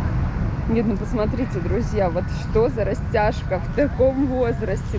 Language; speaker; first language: Russian; native; Russian